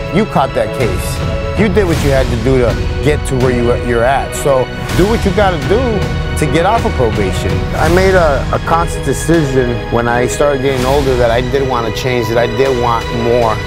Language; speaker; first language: English; native; English